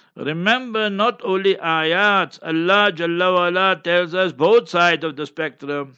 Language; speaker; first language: English; early bilingual, other home language; Hindi